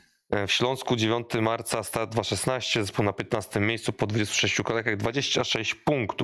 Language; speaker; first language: Polish; native; Polish